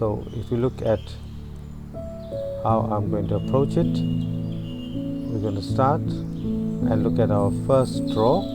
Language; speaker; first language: English; native; English